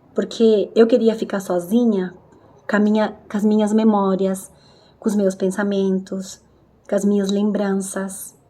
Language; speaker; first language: Portuguese; non-native, fluent; Spanish